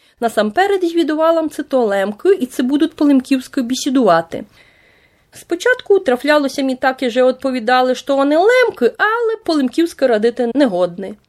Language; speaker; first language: Ukrainian; native; Ukrainian